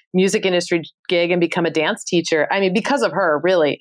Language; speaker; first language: English; native; English